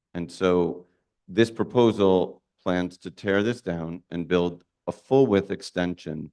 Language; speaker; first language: English; native; English